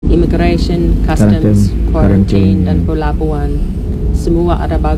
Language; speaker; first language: Indonesian; non-native, learner; English